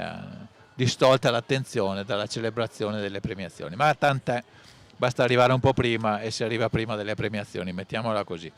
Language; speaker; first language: Italian; native; Italian